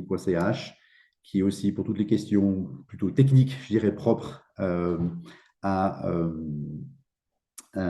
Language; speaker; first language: French; native; French